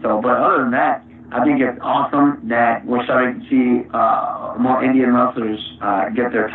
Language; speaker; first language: English; native; English